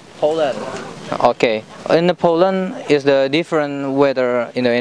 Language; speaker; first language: English; non-native, learner; Indonesian